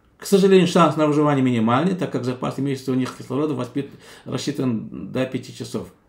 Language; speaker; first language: Russian; non-native, local second language; Kazakh